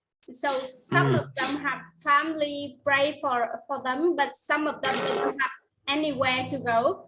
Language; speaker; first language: English; non-native, learner; Vietnamese